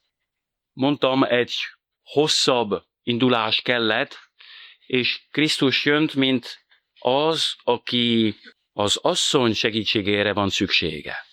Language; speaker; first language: Hungarian; non-native, fluent; French